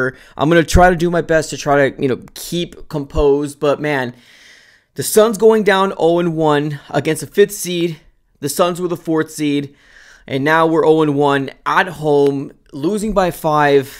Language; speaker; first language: English; native; English